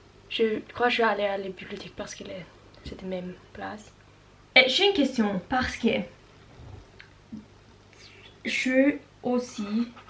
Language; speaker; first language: French; non-native, learner; Norwegian